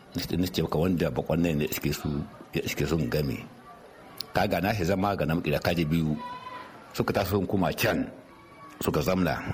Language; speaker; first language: Hausa; native; Hausa